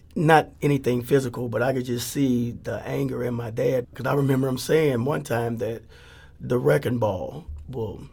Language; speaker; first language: English; native; English